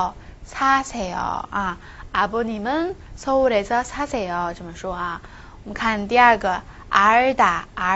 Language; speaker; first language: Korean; non-native, fluent; Chinese